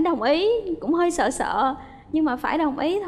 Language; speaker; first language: Vietnamese; native; Vietnamese